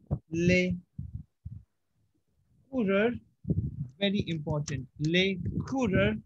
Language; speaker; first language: French; non-native, fluent; Hindi